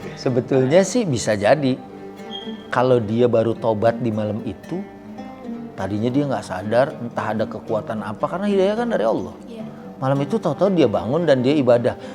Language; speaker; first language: Indonesian; native; Indonesian